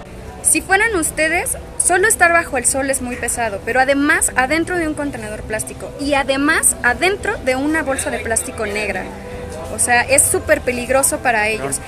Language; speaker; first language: Spanish; native; Spanish